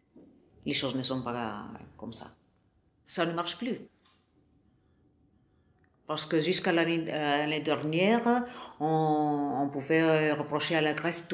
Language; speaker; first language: French; non-native, fluent; Greek